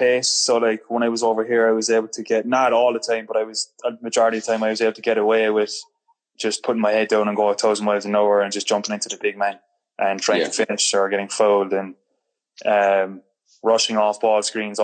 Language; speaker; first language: English; native; English